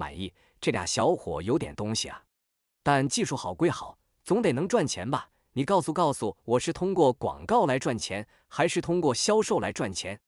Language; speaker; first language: Chinese; native; Chinese